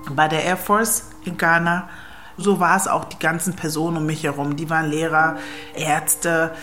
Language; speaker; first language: German; early bilingual, other home language; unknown